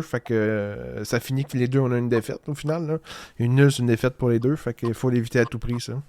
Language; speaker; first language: French; native; French